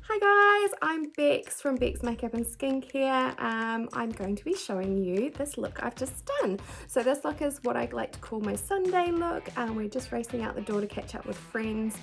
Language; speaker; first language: English; native; English